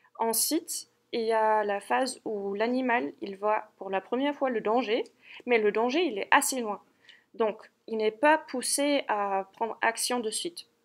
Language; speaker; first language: French; non-native, fluent; German